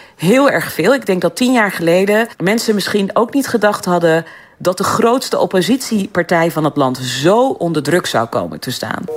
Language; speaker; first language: Dutch; early bilingual, other home language; Turkish